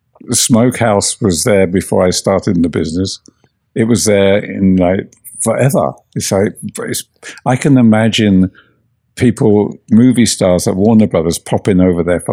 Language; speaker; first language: English; native; English